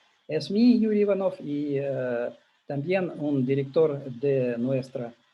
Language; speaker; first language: Spanish; non-native, learner; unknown